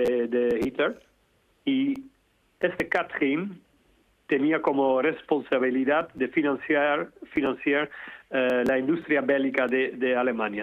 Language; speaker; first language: Spanish; non-native, fluent; Dutch